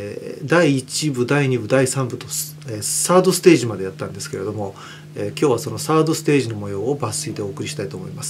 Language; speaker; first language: Japanese; native; Japanese